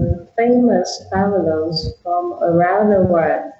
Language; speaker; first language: English; non-native, learner; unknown